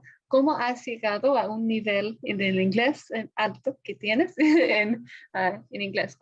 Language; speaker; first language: Spanish; non-native, fluent; English